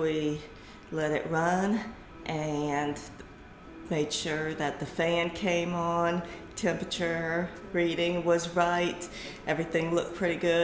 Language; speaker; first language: English; native; English